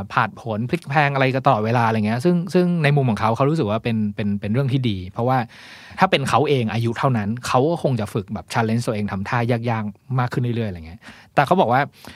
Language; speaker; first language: Thai; native; Thai